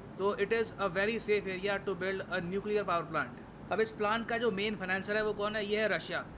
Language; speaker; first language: Hindi; native; Hindi